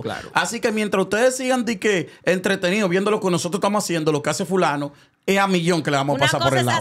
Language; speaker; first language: Spanish; native; Spanish